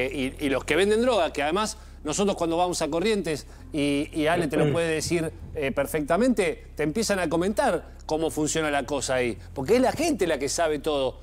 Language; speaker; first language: Spanish; native; Spanish